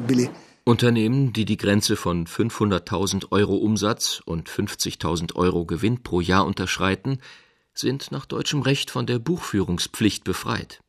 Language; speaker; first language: German; native; German